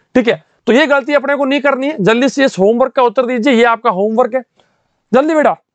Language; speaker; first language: Hindi; native; Hindi